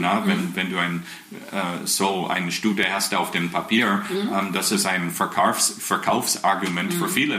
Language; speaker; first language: German; non-native, fluent; English